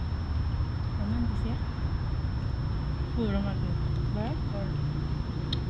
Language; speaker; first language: English; non-native, learner; Indonesian